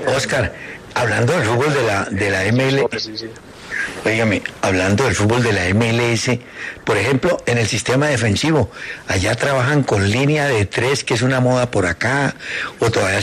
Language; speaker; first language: Spanish; native; Spanish